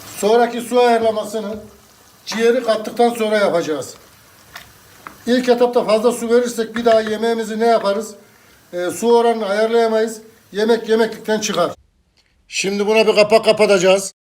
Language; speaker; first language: Turkish; native; Turkish